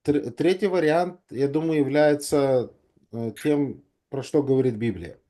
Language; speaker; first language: Russian; native; Russian